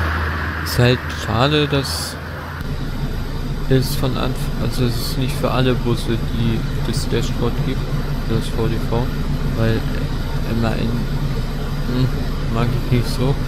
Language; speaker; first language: German; native; German